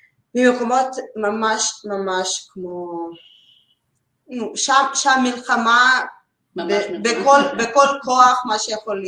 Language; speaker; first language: Hebrew; non-native, learner; Russian